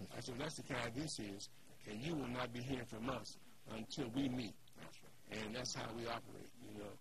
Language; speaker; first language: English; native; English